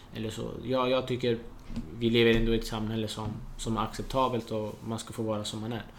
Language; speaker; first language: Swedish; early bilingual, other home language; Persian